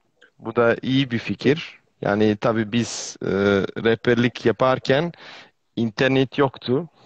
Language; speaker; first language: Turkish; non-native, fluent; Serbian